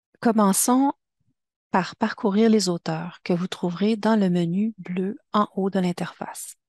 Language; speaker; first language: French; native; French